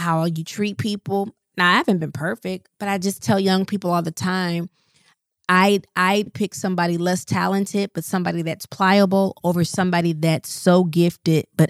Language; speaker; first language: English; native; English